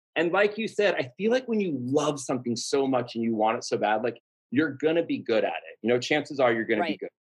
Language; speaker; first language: English; native; English